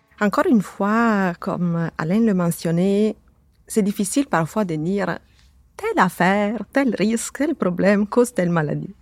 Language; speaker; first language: French; native; French